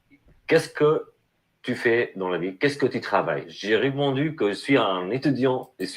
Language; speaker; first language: French; non-native, learner; Arabic